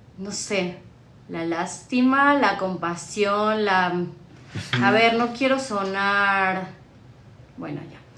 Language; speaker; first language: Spanish; native; Spanish